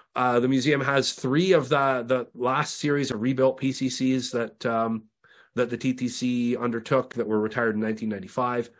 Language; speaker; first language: English; native; English